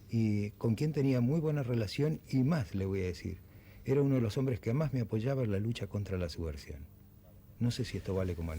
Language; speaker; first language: Spanish; native; Spanish